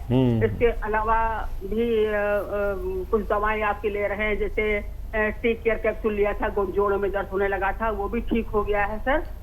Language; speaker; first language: Hindi; native; Hindi